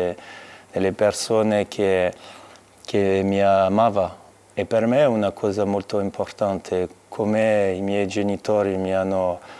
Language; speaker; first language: Italian; non-native, fluent; French